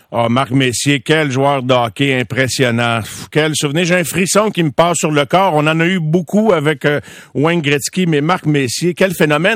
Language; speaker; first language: French; native; French